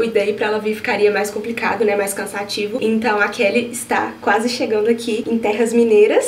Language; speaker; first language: Portuguese; native; Portuguese